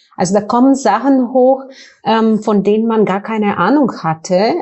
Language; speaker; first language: German; non-native, fluent; Bulgarian